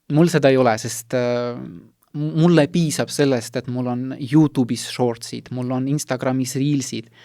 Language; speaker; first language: Estonian; non-native, local second language; Russian